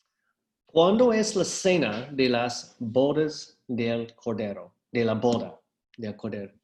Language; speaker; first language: Spanish; non-native, fluent; English